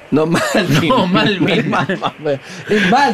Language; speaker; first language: Spanish; native; Spanish